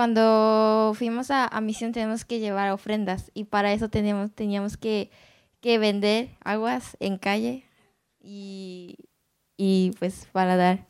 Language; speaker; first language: Spanish; non-native, learner; Japanese